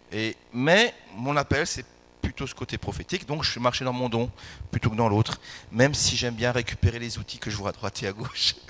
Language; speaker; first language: French; native; French